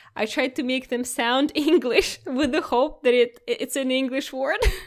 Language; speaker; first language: English; non-native, fluent; Russian